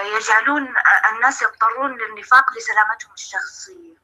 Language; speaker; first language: Arabic; native; Arabic